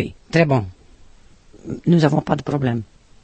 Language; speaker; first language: French; non-native, local second language; Dutch